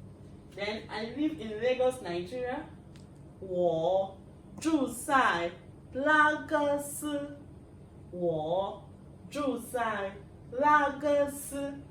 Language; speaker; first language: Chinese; non-native, fluent; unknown